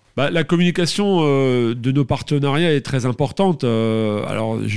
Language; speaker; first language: French; native; French